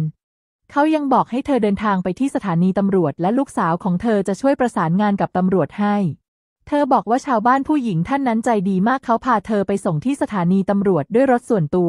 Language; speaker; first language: Thai; native; Thai